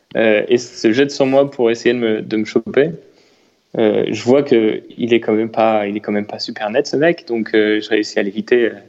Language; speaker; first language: French; native; French